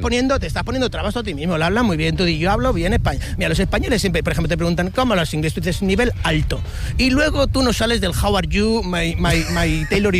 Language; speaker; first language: Spanish; native; Spanish